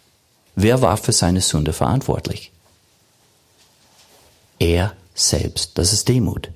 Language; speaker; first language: German; non-native, fluent; English